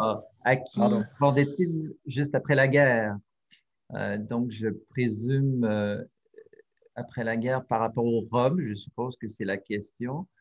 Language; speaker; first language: French; native; French